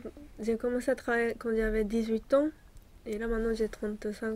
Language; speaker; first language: French; non-native, fluent; Japanese